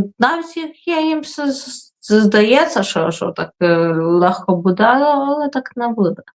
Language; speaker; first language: Ukrainian; non-native, fluent; Lithuanian